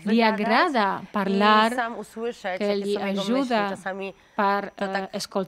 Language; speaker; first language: Catalan; non-native, learner; Polish